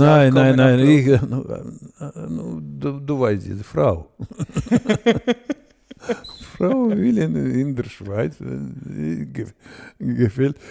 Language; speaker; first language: German; non-native, learner; Russian